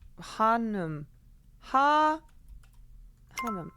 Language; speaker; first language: Turkish; non-native, learner; English